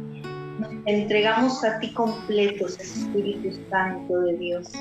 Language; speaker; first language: Spanish; native; Spanish